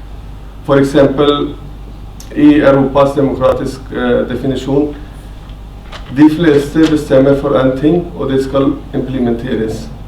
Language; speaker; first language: Norwegian; non-native, fluent; Urdu